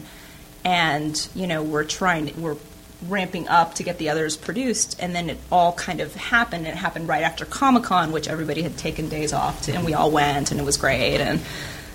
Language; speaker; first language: English; native; English